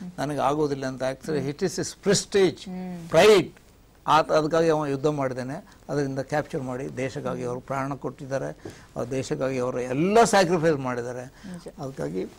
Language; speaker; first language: Kannada; non-native, local second language; Kodava